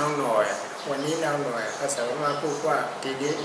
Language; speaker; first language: Thai; native; Thai